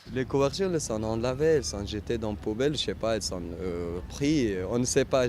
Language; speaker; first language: French; non-native, learner; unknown